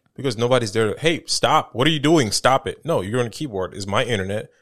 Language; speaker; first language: English; native; English